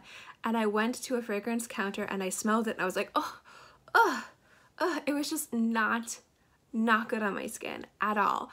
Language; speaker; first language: English; native; English